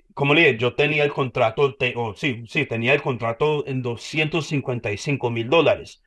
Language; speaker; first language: Spanish; early bilingual, heritage; Spanish